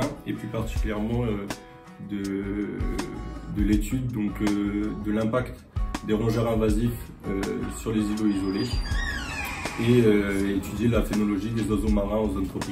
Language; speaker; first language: French; native; French